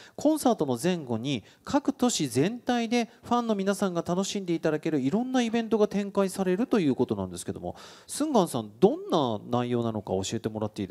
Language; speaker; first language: Japanese; native; Japanese